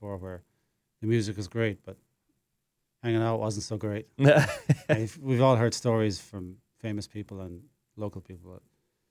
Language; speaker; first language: English; native; English